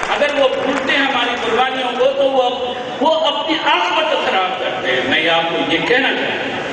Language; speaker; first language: Urdu; native; Urdu